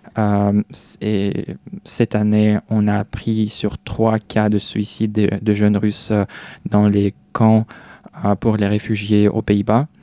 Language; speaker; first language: French; non-native, fluent; Russian